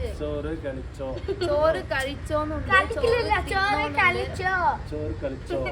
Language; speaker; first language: Malayalam; non-native, learner; Tamil